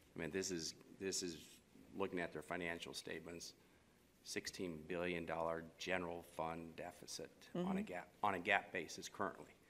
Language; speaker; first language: English; native; English